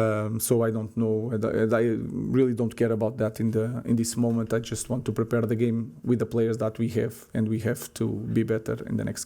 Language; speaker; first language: English; non-native, fluent; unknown